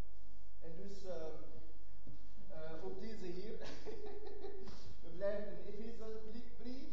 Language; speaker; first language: German; non-native, learner; Dutch